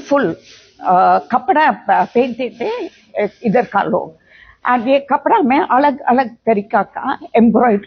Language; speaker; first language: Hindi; non-native, local second language; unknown